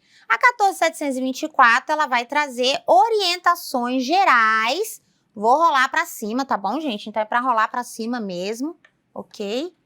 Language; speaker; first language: Portuguese; native; Portuguese